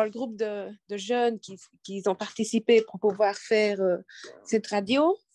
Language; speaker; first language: French; non-native, fluent; Quechua